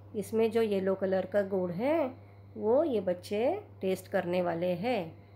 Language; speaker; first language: Hindi; non-native, local second language; Marathi